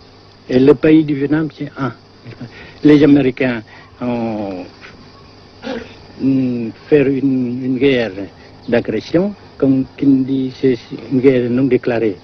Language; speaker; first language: French; non-native, local second language; Vietnamese